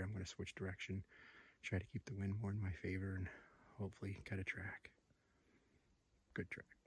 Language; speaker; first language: English; native; English